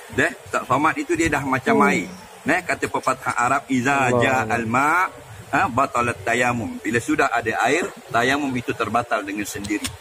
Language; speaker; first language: Malay; native; Malay